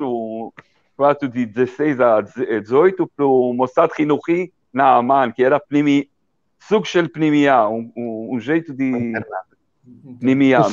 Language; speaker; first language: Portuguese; early bilingual, heritage; Portuguese